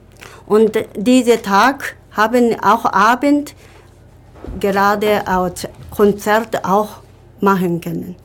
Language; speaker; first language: German; non-native, learner; Japanese